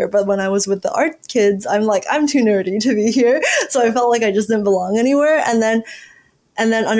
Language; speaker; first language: English; native; English